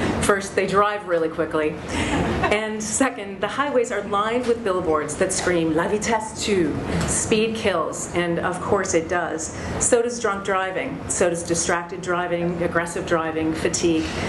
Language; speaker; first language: English; native; English